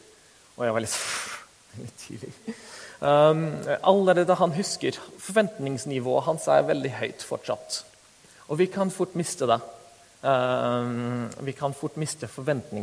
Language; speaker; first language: Norwegian; non-native, fluent; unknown